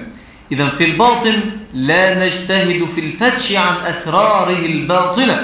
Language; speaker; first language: Arabic; native; Arabic